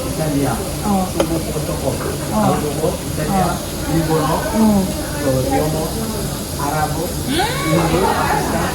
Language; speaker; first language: Korean; non-native, learner; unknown